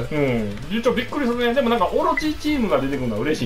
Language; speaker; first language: Japanese; native; Japanese